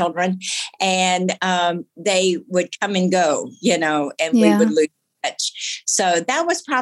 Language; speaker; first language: English; native; English